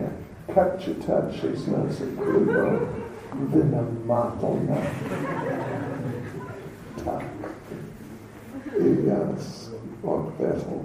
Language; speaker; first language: Russian; non-native, learner; English